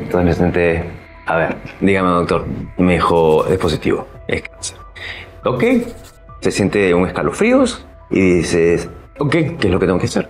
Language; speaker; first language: Spanish; native; Spanish